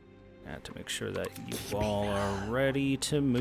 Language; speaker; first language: English; native; English